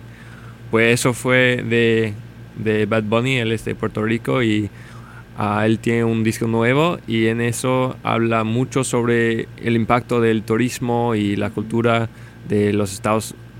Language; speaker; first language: Spanish; non-native, learner; English